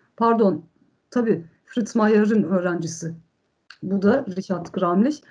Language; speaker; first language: Turkish; early bilingual, heritage; Turkish